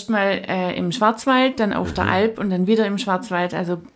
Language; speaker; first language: German; native; German